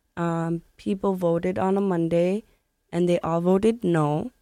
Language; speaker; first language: English; native; English